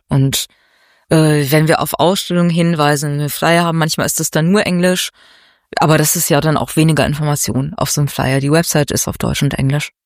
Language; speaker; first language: German; native; German